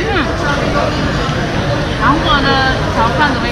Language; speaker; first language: Chinese; non-native, fluent; Korean